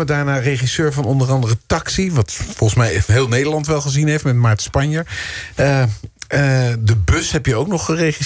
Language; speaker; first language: Dutch; native; Dutch